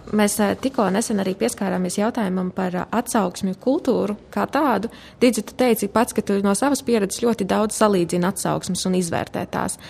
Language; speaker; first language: Latvian; native; Latvian